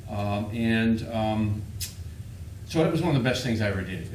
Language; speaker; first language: English; native; English